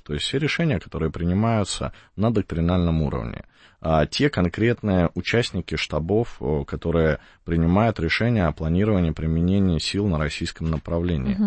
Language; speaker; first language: Russian; native; Russian